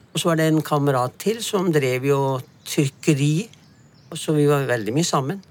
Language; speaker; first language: Norwegian; non-native, fluent; Punjabi